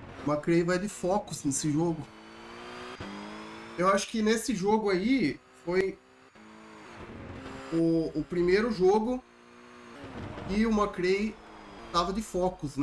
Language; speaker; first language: Portuguese; native; Portuguese